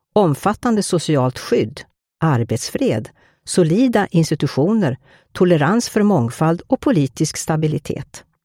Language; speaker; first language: Swedish; native; Swedish